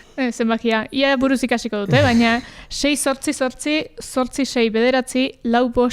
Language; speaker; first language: Basque; native; Basque